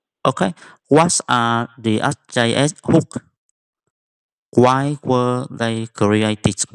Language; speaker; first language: English; non-native, fluent; Vietnamese